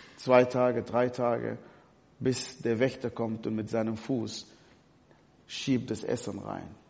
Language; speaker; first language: German; non-native, fluent; Arabic